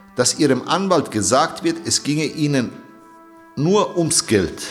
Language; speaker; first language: German; native; German